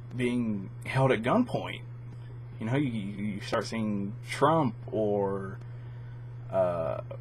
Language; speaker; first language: English; native; English